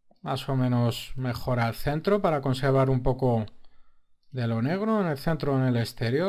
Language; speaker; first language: Spanish; native; Spanish